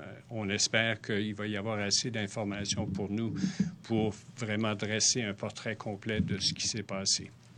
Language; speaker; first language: French; native; French